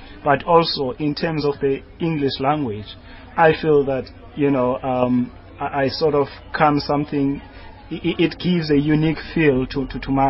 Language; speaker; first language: English; non-native, local second language; Xhosa